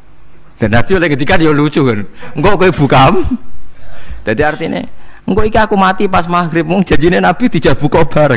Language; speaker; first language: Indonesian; non-native, local second language; Javanese